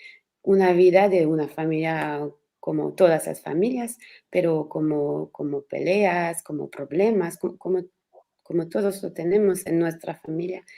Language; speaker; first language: Spanish; non-native, learner; French